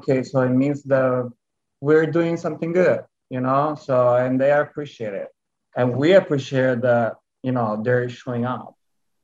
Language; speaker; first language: English; non-native, fluent; Italian